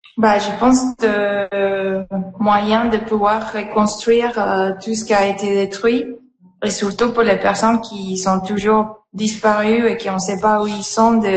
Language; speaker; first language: French; non-native, fluent; Spanish